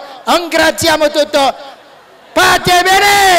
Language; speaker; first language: Italian; non-native, fluent; Indonesian